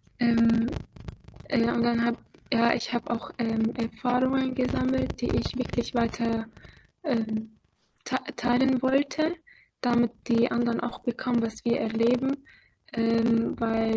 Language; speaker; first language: German; non-native, fluent; Arabic